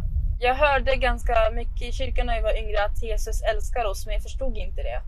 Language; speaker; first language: Swedish; non-native, fluent; Arabic